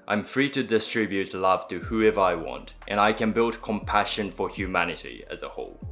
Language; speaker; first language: English; early bilingual, other home language; Japanese